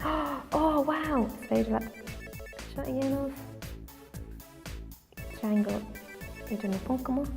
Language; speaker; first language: Irish; non-native, local second language; English